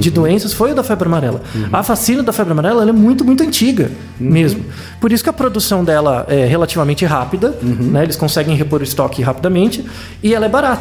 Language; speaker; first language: Portuguese; native; Portuguese